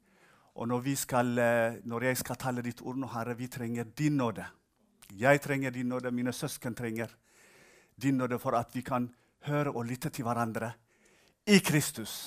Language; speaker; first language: Norwegian; non-native, fluent; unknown